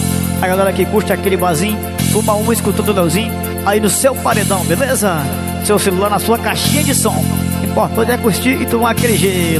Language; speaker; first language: Portuguese; native; Portuguese